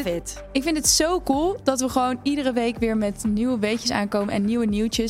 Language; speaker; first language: Dutch; native; Dutch